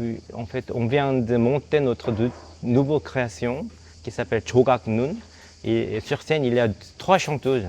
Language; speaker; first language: French; non-native, fluent; Korean